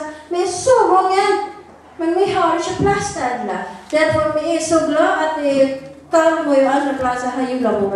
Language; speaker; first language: Norwegian; non-native, learner; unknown